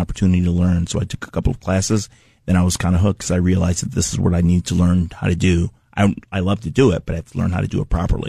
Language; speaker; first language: English; native; English